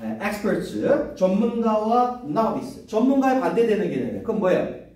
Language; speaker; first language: Korean; native; Korean